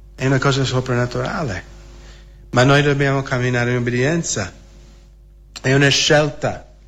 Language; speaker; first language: Italian; non-native, fluent; English